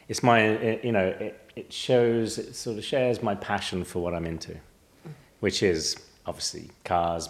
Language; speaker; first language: English; native; English